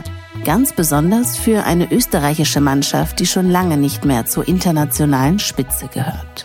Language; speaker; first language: German; native; German